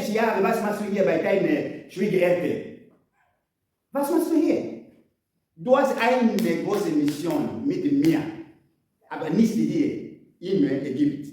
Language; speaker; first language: German; non-native, learner; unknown